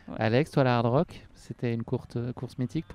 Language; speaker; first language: French; native; French